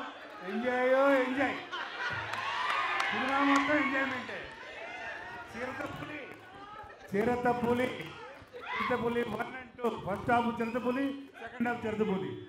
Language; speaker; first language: Telugu; native; Telugu